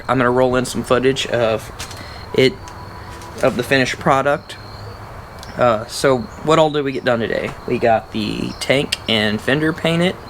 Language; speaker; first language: English; native; English